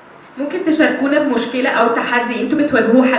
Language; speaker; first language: Arabic; native; Arabic